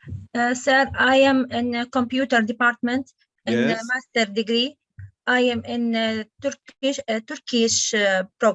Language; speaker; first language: English; non-native, learner; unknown